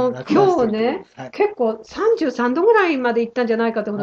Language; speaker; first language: Japanese; native; Japanese